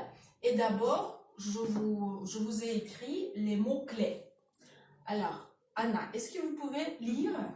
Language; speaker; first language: French; non-native, fluent; Russian